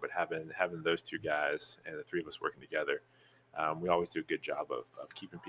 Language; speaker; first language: English; native; English